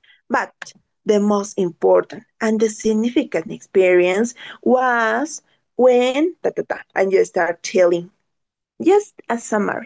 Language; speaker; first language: English; non-native, learner; Spanish